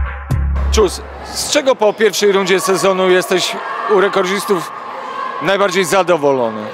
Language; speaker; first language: Polish; native; Polish